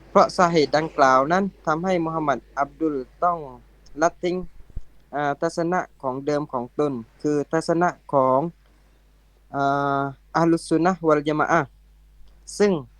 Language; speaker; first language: Thai; non-native, local second language; Pattani Malay